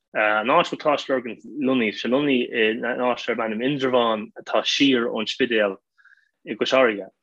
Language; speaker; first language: Irish; non-native, local second language; English